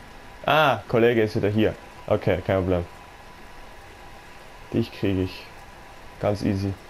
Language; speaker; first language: German; native; German